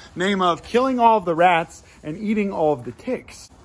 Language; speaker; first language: English; native; English